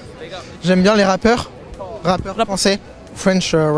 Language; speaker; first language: French; native; French